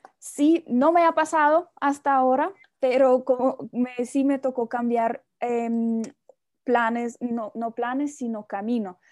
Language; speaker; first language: Spanish; non-native, fluent; Russian